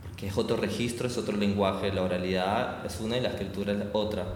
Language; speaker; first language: Spanish; native; Spanish